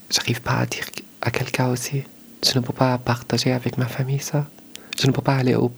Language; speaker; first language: French; non-native, learner; Arabic